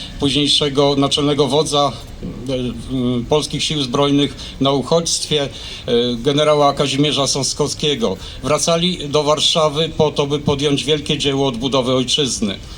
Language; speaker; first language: Polish; native; Polish